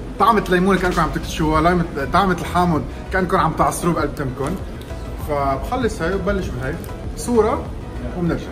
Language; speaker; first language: Arabic; native; Arabic